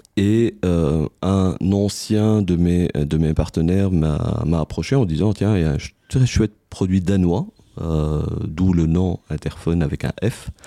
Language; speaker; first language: French; non-native, local second language; Arabic